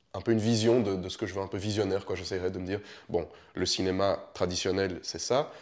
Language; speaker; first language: French; early bilingual, other home language; Romanian